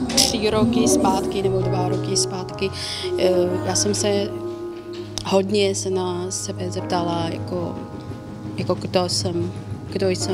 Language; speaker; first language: Czech; non-native, fluent; Chinese